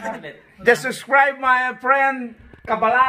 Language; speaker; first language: English; non-native, local second language; Filipino